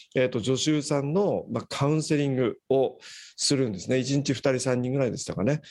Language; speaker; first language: Japanese; native; Japanese